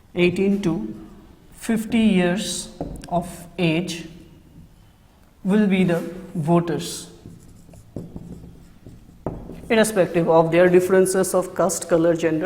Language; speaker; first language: English; non-native, local second language; Assamese